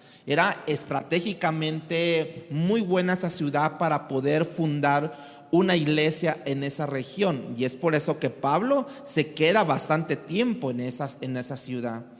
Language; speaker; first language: Spanish; native; Spanish